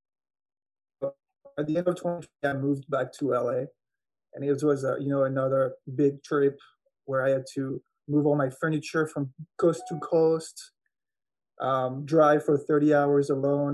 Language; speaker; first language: English; non-native, fluent; French